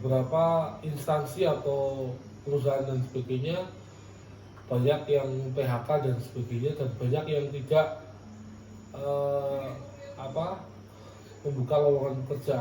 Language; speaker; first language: Indonesian; native; Indonesian